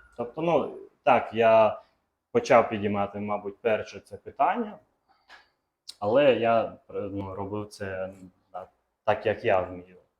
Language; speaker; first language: Ukrainian; non-native, local second language; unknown